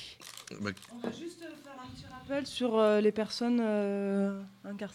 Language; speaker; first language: French; native; French